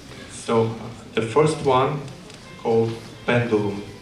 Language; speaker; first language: English; non-native, fluent; Russian